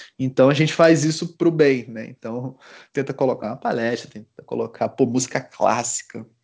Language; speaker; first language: Portuguese; native; Portuguese